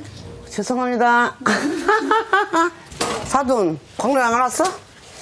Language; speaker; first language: Korean; native; Korean